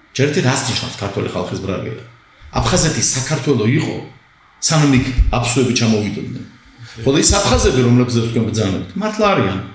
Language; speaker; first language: Georgian; native; Georgian